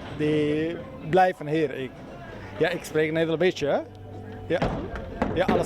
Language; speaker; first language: Dutch; non-native, learner; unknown